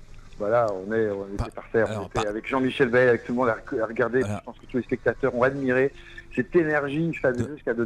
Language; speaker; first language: French; native; French